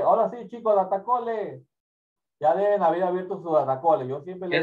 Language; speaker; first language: Spanish; native; Spanish